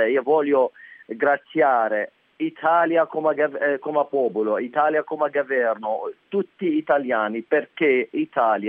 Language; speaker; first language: Italian; non-native, learner; Arabic